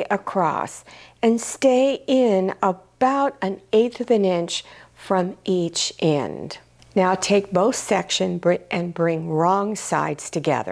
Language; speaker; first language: English; native; English